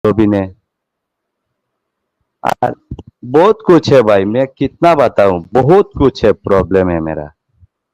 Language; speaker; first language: Hindi; non-native, learner; Bangla